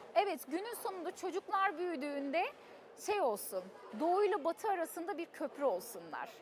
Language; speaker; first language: Turkish; early bilingual, heritage; Turkish